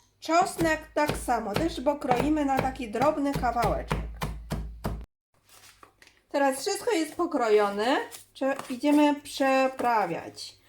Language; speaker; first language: Polish; non-native, learner; Chinese